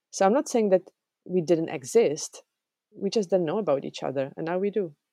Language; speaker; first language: English; non-native, fluent; Czech